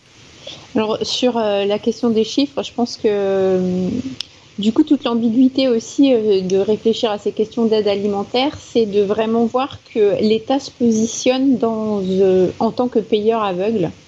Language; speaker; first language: French; native; French